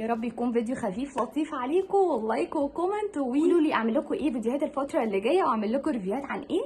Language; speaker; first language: Arabic; native; Arabic